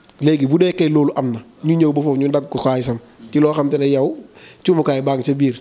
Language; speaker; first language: Wolof; non-native, local second language; Serer